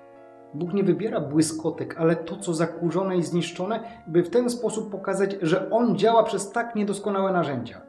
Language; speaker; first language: Polish; native; Polish